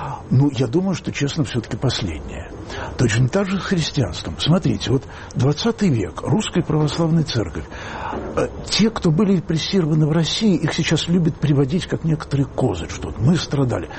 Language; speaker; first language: Russian; native; Russian